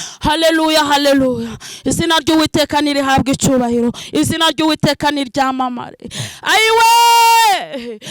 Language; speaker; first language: Kinyarwanda; non-native, local second language; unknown